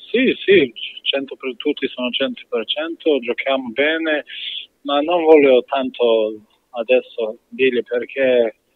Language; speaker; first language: Italian; non-native, learner; Bosnian